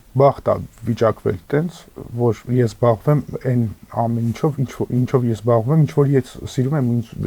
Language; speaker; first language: Armenian; native; Armenian